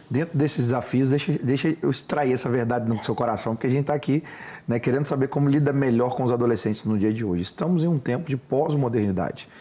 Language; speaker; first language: Portuguese; native; Portuguese